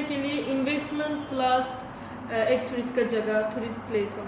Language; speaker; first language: Hindi; non-native, learner; Turkish